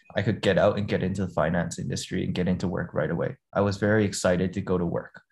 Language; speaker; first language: English; native; English